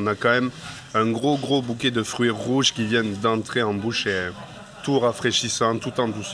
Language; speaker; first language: French; native; French